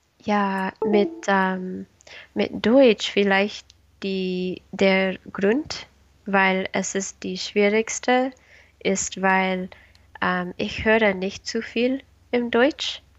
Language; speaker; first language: German; non-native, learner; Spanish